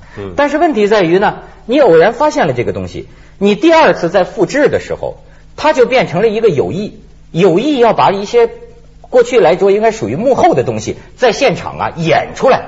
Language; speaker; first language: Chinese; native; Chinese